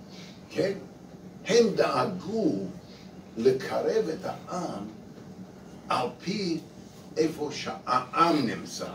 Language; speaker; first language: Hebrew; non-native, fluent; English